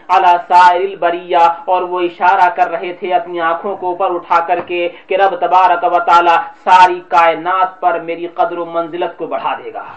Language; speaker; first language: Urdu; native; Urdu